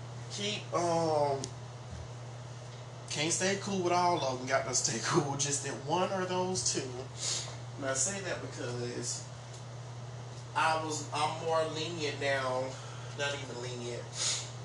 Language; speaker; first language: English; native; English